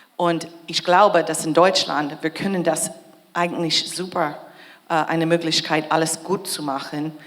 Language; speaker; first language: German; non-native, fluent; English